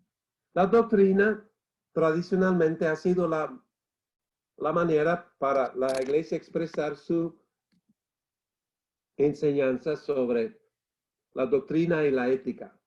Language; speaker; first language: Spanish; non-native, fluent; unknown